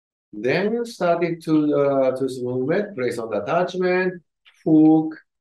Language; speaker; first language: English; non-native, learner; Japanese